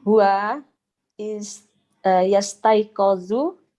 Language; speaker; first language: Arabic; non-native, learner; Indonesian